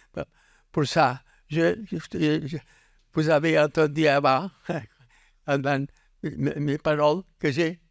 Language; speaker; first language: French; non-native, learner; Catalan